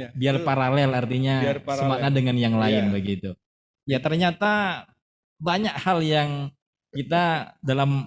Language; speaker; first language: Indonesian; native; Indonesian